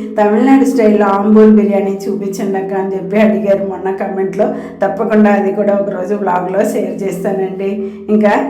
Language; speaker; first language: Telugu; non-native, local second language; Tamil